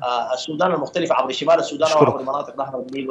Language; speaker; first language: Arabic; native; Arabic